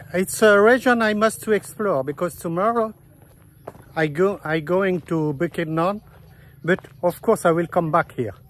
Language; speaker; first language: English; non-native, learner; Dutch